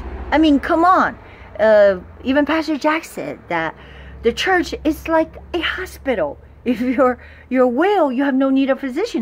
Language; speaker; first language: English; non-native, fluent; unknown